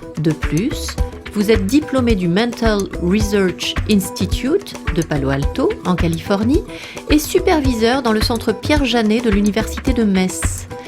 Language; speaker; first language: French; native; French